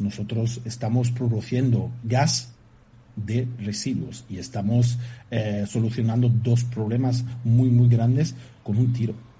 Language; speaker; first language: Spanish; non-native, fluent; German